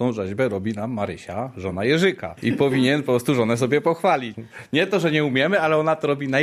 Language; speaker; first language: Polish; native; Polish